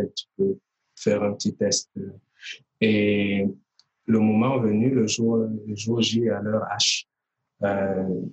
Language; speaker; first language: French; native; French